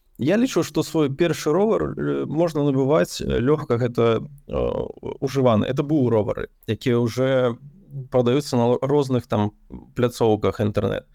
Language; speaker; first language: Belarusian; non-native, local second language; Russian